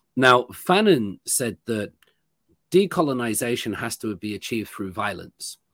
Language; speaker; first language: English; native; English